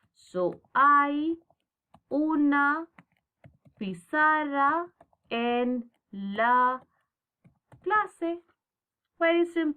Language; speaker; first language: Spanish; non-native, fluent; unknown